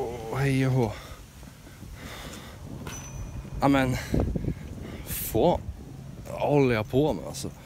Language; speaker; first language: Swedish; native; Swedish